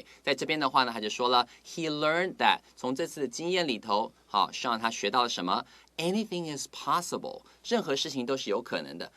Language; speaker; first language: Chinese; native; Chinese